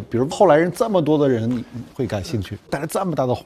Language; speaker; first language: Chinese; native; Chinese